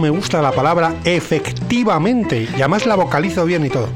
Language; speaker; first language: Spanish; native; Spanish